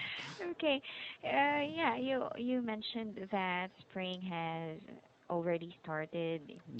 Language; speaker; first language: English; non-native, fluent; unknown